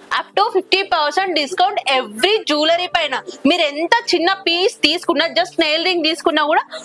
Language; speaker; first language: Telugu; native; Telugu